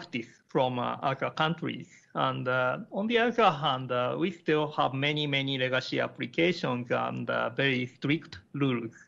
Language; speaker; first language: English; non-native, learner; Japanese